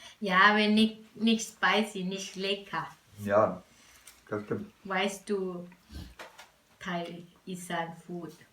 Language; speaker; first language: German; non-native, learner; Thai